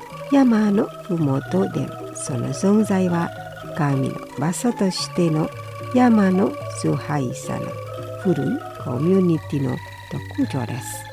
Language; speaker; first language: Japanese; non-native, fluent; Indonesian